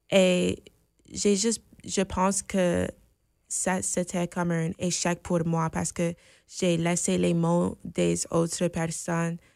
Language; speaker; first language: French; non-native, fluent; English